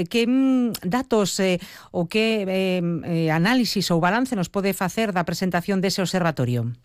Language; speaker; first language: Galician; native; Galician